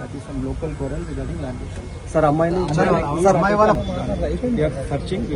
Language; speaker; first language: Telugu; non-native, local second language; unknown